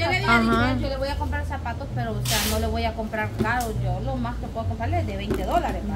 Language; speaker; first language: Spanish; native; Spanish